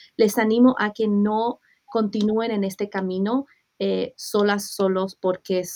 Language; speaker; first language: Spanish; early bilingual, heritage; Spanish